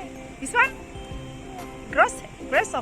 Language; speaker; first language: English; non-native, learner; Indonesian